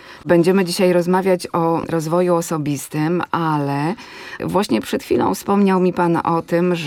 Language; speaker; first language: Polish; native; Polish